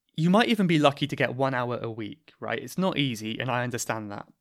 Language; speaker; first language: English; native; English